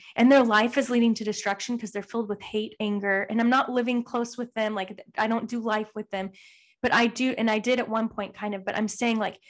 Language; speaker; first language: English; native; English